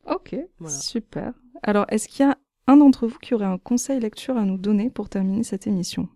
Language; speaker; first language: French; native; French